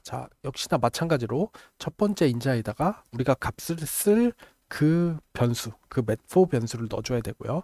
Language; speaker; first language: Korean; native; Korean